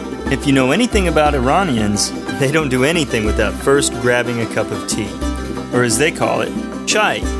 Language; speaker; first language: English; native; English